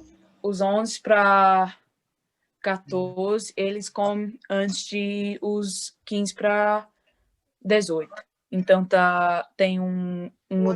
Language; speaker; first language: Portuguese; early bilingual, heritage; Portuguese